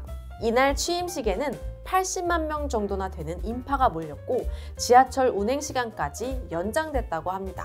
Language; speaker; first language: Korean; native; Korean